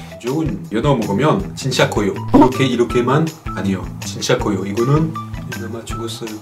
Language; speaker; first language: Korean; non-native, learner; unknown